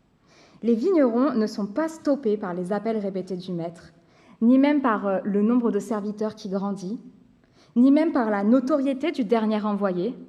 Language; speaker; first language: French; native; French